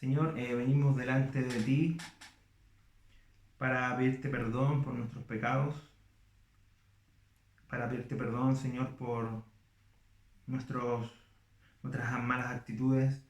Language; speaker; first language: Spanish; native; Spanish